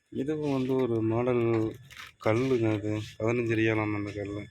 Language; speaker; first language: Tamil; native; Tamil